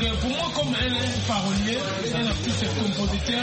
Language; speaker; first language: French; non-native, local second language; Lingala